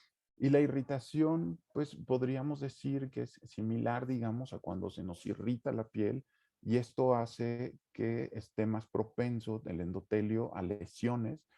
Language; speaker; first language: Spanish; native; Spanish